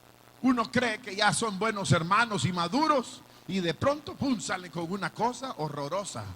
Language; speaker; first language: Spanish; native; Spanish